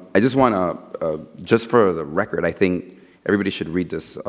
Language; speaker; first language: English; early bilingual, other home language; Spanish